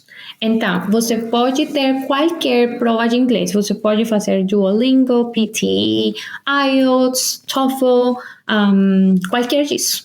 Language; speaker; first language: Portuguese; non-native, fluent; Spanish